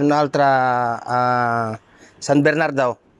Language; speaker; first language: Italian; non-native, learner; Filipino